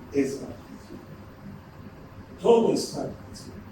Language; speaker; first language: Spanish; non-native, fluent; Turkish